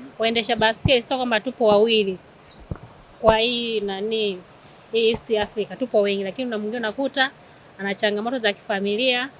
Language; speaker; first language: Swahili; native; Swahili